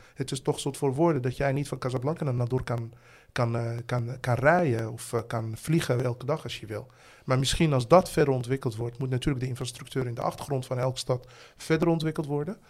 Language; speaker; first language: Dutch; non-native, fluent; Arabic